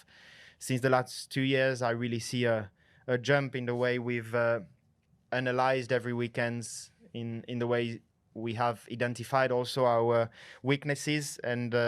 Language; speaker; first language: English; non-native, fluent; French